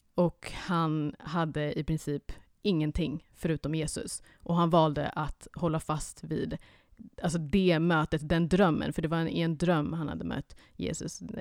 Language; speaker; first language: Swedish; early bilingual, other home language; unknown